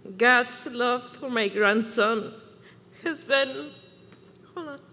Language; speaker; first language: English; non-native, fluent; Spanish